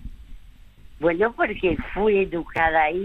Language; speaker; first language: Spanish; early bilingual, other home language; French